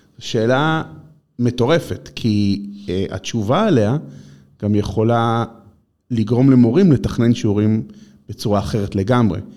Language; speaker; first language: Hebrew; native; Hebrew